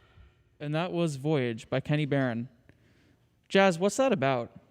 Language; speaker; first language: English; native; English